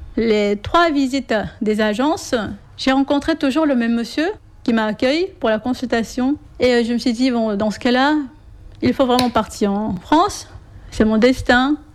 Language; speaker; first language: French; non-native, fluent; Korean